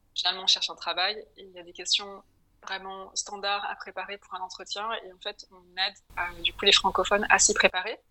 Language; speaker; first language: French; native; French